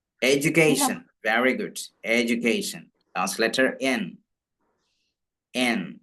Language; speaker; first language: English; non-native, local second language; Malayalam